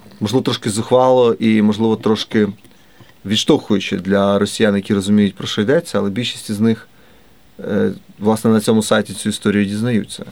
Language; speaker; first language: Ukrainian; native; Ukrainian